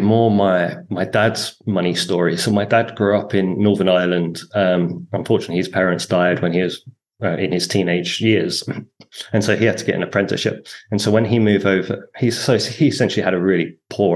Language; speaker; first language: English; native; English